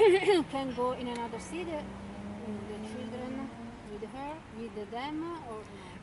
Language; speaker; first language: English; non-native, learner; Italian